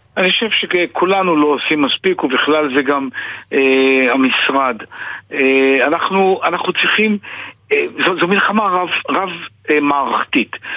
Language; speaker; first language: Hebrew; native; Hebrew